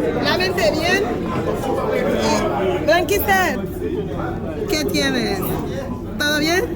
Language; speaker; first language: Spanish; non-native, learner; Haitian Creole